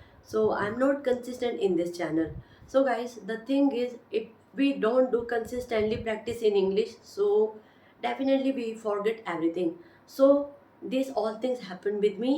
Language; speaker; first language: English; non-native, learner; Hindi